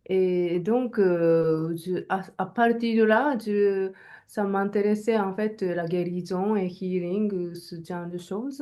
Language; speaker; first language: French; non-native, learner; Japanese